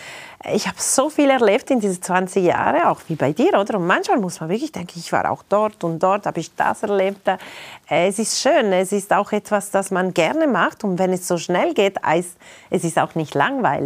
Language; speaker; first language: German; non-native, local second language; Italian